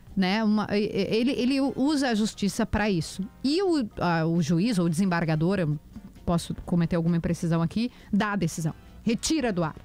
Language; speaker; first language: Portuguese; native; Portuguese